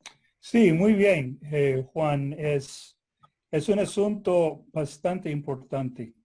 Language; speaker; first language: Spanish; non-native, fluent; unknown